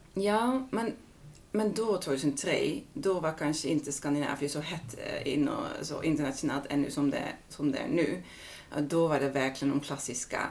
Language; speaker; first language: Swedish; non-native, fluent; Dutch